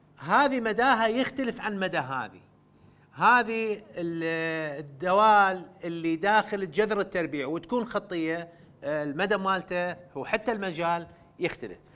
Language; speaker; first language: Arabic; non-native, local second language; Central Kurdish